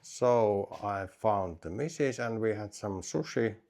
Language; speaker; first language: English; non-native, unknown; Finnish